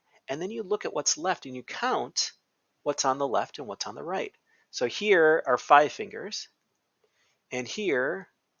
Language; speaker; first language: English; native; English